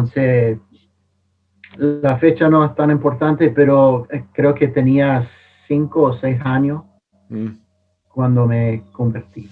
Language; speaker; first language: Spanish; non-native, fluent; English